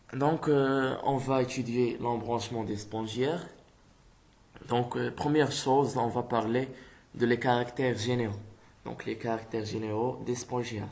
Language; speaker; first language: French; non-native, local second language; Arabic